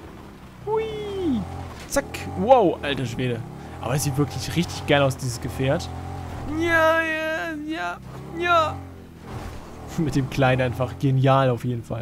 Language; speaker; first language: German; native; German